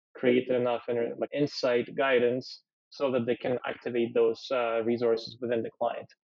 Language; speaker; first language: English; early bilingual, other home language; Ukrainian